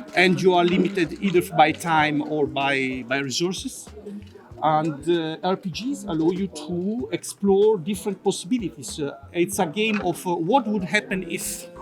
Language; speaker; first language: English; non-native, fluent; Italian